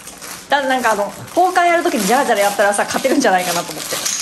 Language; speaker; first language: Japanese; native; Japanese